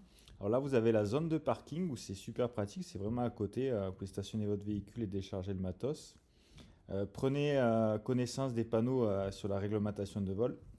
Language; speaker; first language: French; native; French